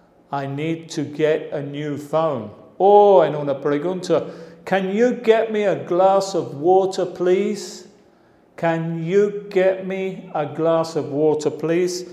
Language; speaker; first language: English; native; English